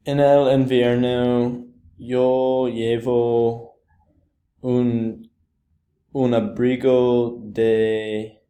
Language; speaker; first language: Spanish; non-native, learner; English